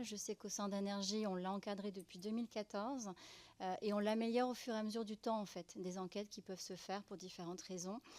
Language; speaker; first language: French; native; French